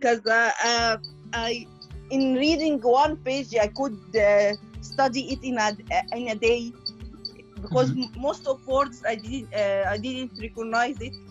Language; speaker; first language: English; non-native, learner; Arabic